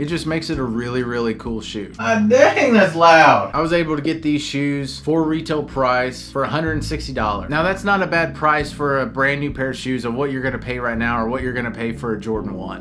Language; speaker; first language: English; native; English